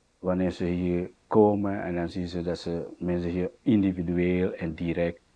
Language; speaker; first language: Dutch; non-native, fluent; Indonesian